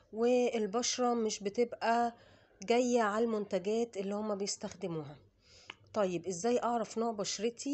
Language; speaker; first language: Arabic; native; Arabic